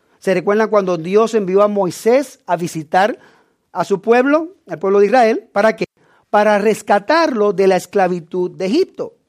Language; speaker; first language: Spanish; native; Spanish